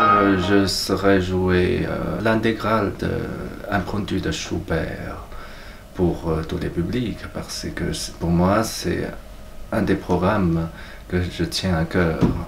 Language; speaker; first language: French; non-native, fluent; Chinese